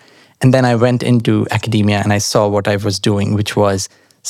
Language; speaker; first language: English; non-native, local second language; Marathi